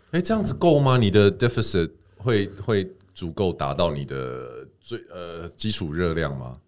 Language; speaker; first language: Chinese; native; Chinese